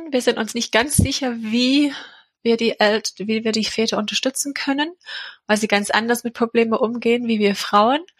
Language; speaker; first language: German; non-native, fluent; English